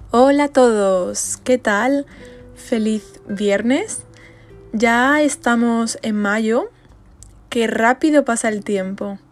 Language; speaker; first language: Spanish; native; Spanish